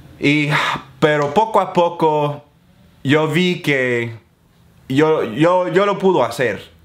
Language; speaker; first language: Spanish; non-native, fluent; English